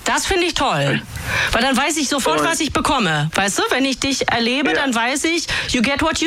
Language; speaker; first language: German; native; German